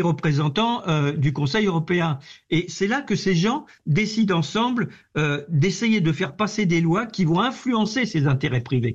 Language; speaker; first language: French; native; French